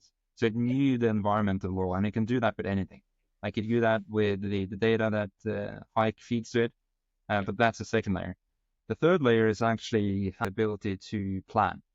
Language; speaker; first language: English; non-native, fluent; Norwegian